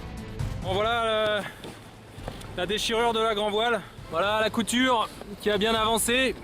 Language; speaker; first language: French; native; French